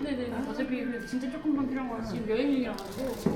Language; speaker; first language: Korean; non-native, fluent; Japanese